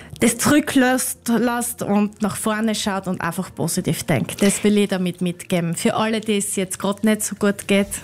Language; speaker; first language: German; native; German